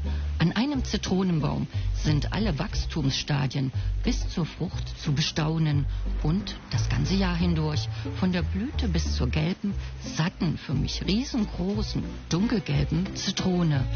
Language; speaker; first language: German; native; German